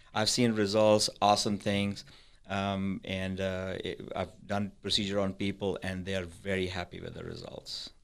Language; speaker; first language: English; non-native, local second language; Urdu